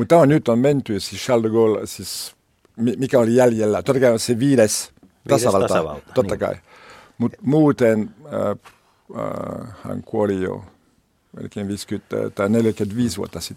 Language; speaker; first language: Finnish; non-native, learner; French